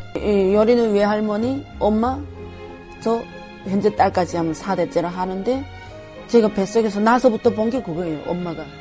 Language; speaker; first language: Korean; native; Korean